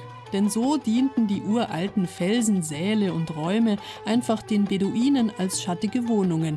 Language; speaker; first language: German; native; German